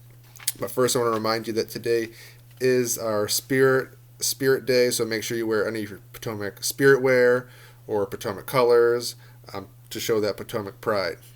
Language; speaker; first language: English; native; English